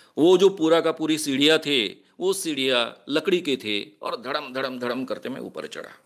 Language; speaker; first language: Hindi; non-native, local second language; Marathi